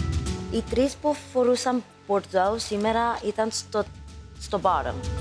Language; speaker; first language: Greek; early bilingual, heritage; English